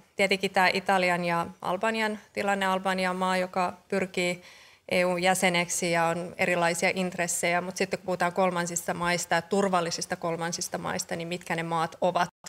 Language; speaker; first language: Finnish; early bilingual, other home language; Persian